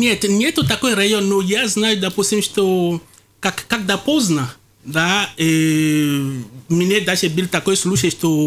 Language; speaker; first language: Russian; non-native, fluent; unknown